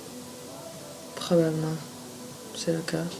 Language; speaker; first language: French; non-native, fluent; English